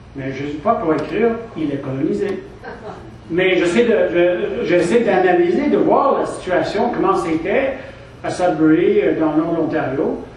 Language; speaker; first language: French; non-native, local second language; English